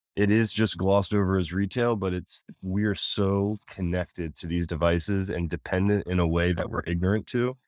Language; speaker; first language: English; native; English